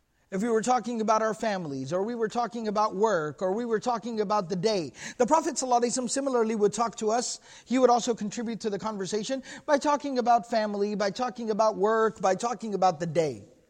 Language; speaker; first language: English; native; English